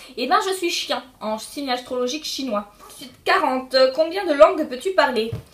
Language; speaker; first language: French; early bilingual, other home language; Polish